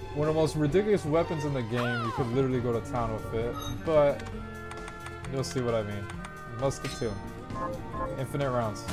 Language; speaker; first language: English; native; English